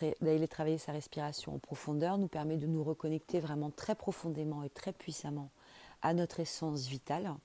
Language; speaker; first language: French; native; French